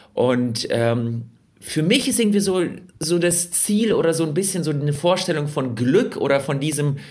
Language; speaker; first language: German; early bilingual, other home language; Russian